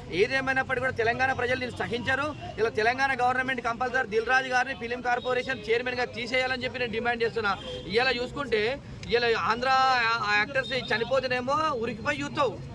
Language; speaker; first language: Telugu; native; Telugu